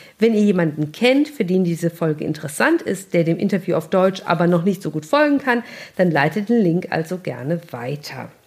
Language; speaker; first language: German; native; German